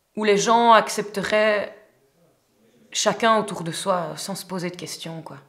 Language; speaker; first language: French; native; French